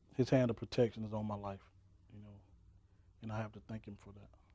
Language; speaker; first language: English; native; English